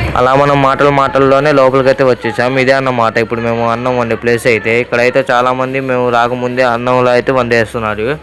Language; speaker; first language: Telugu; non-native, local second language; Urdu